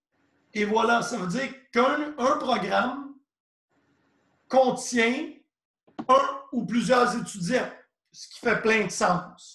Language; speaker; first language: French; native; French